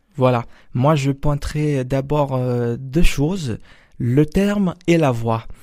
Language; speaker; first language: French; non-native, fluent; Portuguese